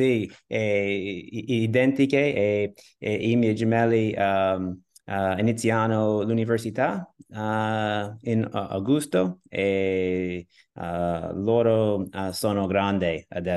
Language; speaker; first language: Italian; non-native, learner; English